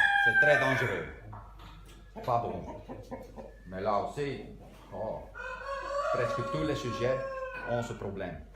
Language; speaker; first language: French; non-native, local second language; Dutch